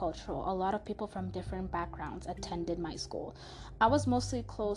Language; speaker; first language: English; non-native, fluent; French